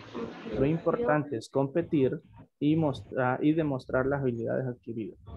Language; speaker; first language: Spanish; native; Spanish